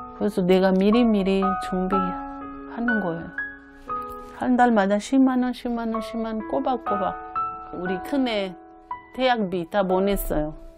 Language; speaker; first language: Korean; non-native, learner; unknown